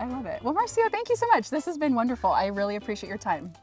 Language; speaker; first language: English; native; English